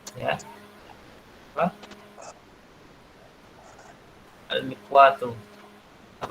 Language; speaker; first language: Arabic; non-native, fluent; Indonesian